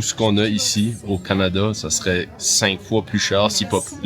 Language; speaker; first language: French; native; French